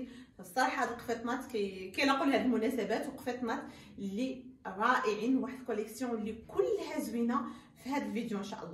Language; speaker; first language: Arabic; native; Arabic